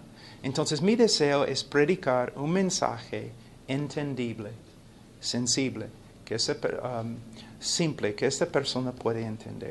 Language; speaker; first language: Spanish; non-native, fluent; English